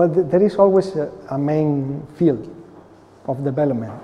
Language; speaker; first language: English; non-native, fluent; Spanish